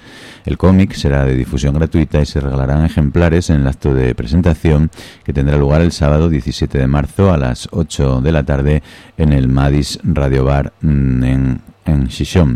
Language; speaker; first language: Spanish; native; Spanish